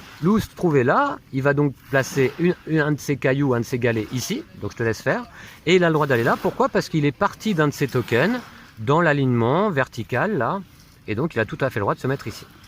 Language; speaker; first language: French; native; French